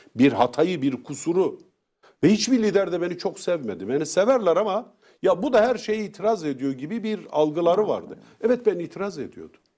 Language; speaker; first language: Turkish; native; Turkish